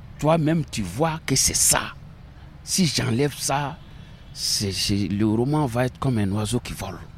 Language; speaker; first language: French; non-native, local second language; Bambara